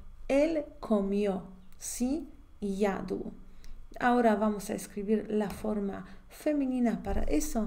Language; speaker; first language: Spanish; non-native, fluent; Polish